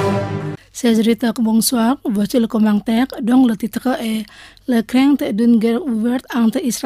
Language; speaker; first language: French; non-native, fluent; Indonesian